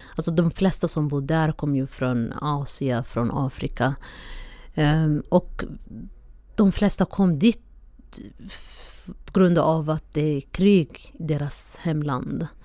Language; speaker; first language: Swedish; non-native, fluent; Somali